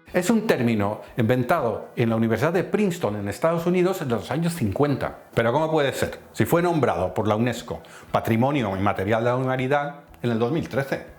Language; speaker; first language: Spanish; non-native, fluent; Dutch